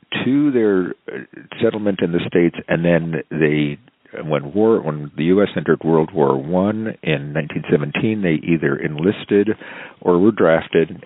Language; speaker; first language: English; native; English